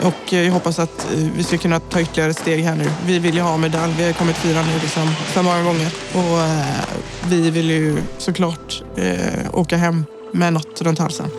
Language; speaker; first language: Swedish; native; Swedish